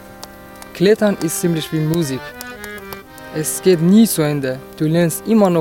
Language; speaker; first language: German; non-native, fluent; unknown